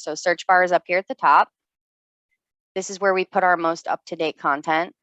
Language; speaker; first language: English; native; English